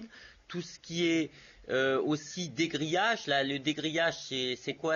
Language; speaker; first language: French; native; French